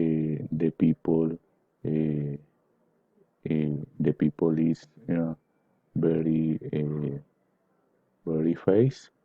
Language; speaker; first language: English; non-native, learner; Spanish